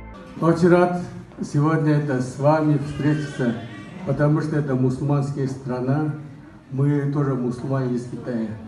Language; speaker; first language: Russian; non-native, learner; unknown